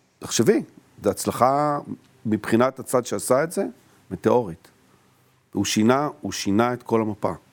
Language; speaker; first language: Hebrew; native; Hebrew